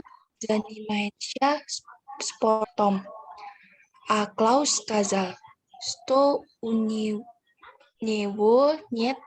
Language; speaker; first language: Russian; non-native, learner; Indonesian